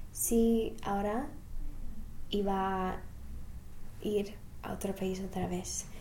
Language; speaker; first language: Spanish; non-native, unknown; English